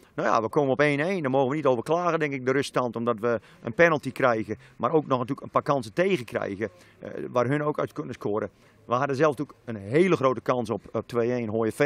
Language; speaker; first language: Dutch; native; Dutch